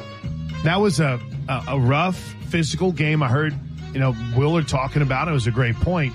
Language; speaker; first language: English; native; English